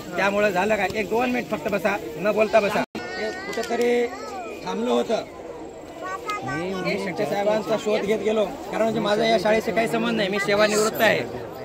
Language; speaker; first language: Marathi; native; Marathi